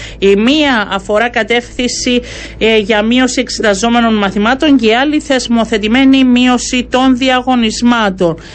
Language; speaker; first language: Greek; native; Greek